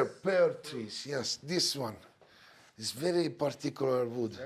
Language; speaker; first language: English; non-native, learner; Italian